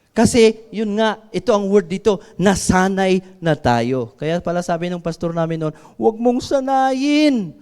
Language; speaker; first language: Filipino; non-native, local second language; Iloko